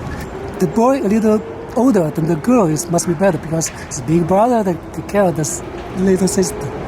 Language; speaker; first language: English; non-native, learner; Chinese